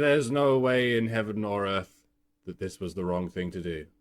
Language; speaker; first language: English; native; English